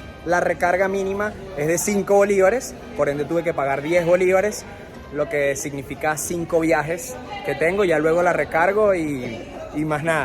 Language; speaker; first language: Spanish; native; Spanish